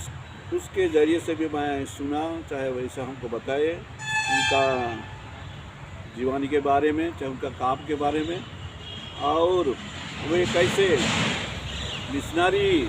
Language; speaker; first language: Hindi; non-native, local second language; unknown